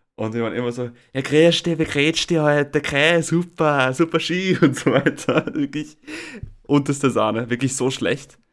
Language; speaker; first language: German; native; German